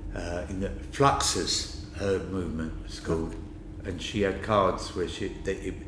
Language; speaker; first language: English; native; English